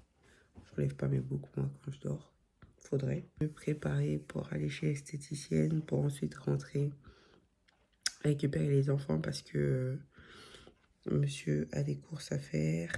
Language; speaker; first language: French; native; French